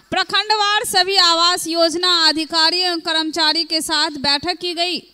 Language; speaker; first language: Hindi; native; Hindi